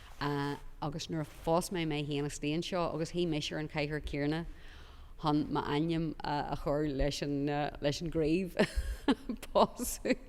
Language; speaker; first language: Irish; non-native, local second language; English